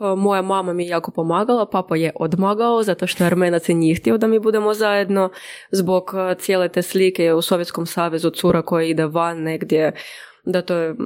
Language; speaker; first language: Croatian; non-native, fluent; Russian